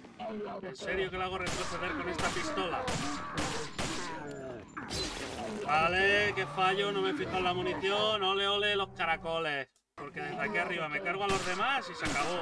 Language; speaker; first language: Spanish; native; Spanish